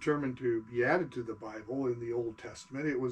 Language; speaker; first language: English; native; English